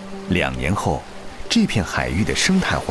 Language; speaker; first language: Chinese; native; Chinese